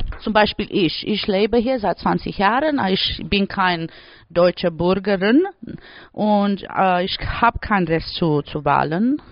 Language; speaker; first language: German; non-native, learner; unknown